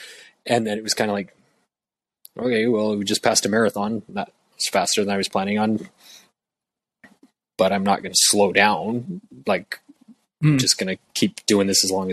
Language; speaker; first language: English; native; English